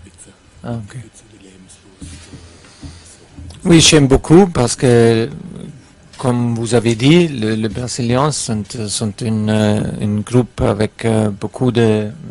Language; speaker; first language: French; non-native, fluent; German